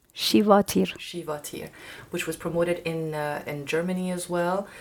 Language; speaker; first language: English; non-native, fluent; Persian